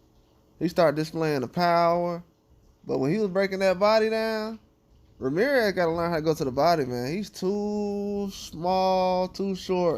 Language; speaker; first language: English; native; English